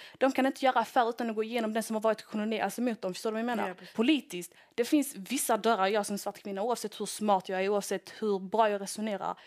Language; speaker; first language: Swedish; early bilingual, other home language; Somali